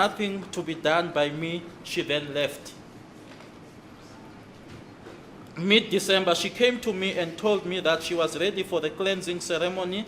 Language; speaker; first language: English; non-native, local second language; Zulu